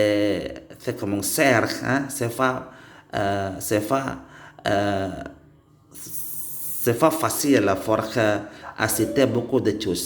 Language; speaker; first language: French; non-native, learner; Indonesian